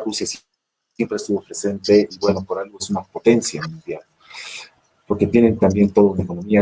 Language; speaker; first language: Spanish; native; Spanish